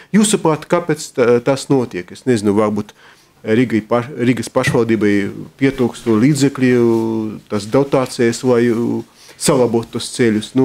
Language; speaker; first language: Latvian; non-native, local second language; Russian